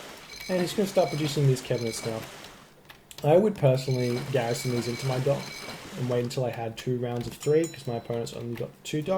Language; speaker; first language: English; native; English